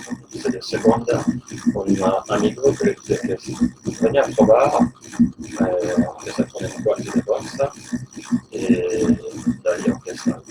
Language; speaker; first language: Spanish; non-native, learner; French